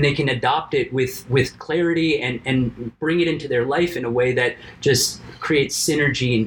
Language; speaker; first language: English; native; English